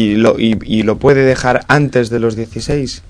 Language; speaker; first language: Spanish; native; Spanish